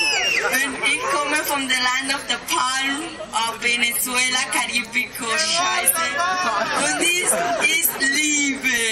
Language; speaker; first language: German; non-native, learner; Spanish